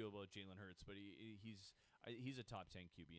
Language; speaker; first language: English; native; English